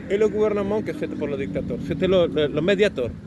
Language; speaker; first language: French; non-native, learner; Spanish